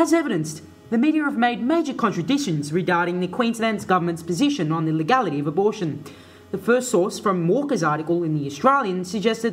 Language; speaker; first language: English; native; English